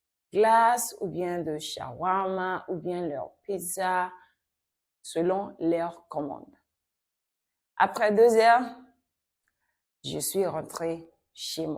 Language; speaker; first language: French; non-native, fluent; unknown